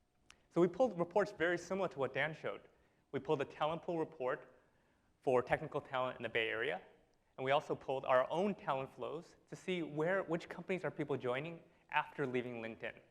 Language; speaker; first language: English; native; English